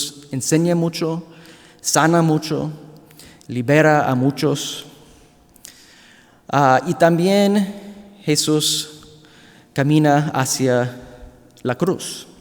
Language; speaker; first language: Spanish; non-native, fluent; English